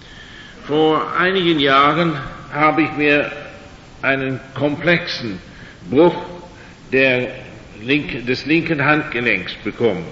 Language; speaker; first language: German; non-native, fluent; English